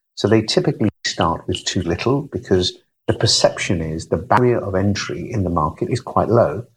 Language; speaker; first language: English; native; English